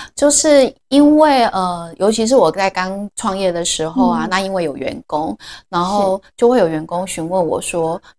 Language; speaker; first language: Chinese; native; Chinese